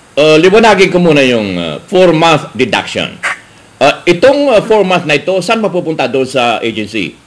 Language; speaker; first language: Filipino; native; Filipino